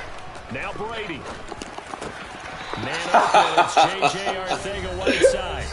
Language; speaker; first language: English; native; English